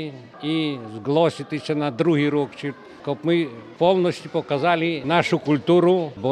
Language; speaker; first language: Polish; non-native, local second language; Ukrainian